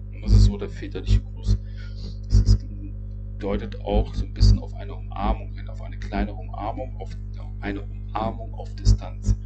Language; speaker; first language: German; native; German